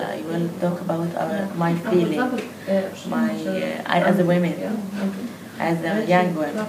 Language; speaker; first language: English; non-native, fluent; Arabic